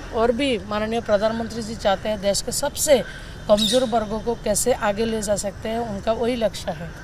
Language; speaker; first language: Hindi; non-native, local second language; Bangla